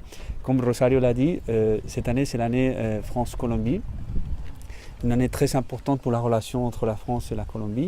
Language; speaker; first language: French; non-native, fluent; Spanish